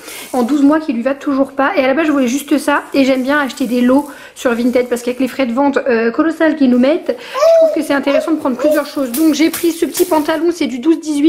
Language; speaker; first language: French; native; French